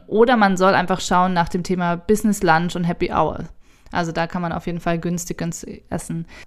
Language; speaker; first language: German; native; German